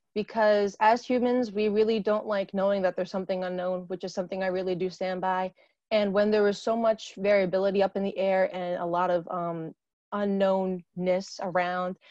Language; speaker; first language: English; native; English